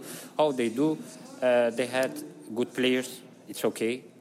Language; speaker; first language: English; non-native, learner; Turkish